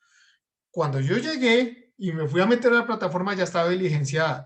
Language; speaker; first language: Spanish; native; Spanish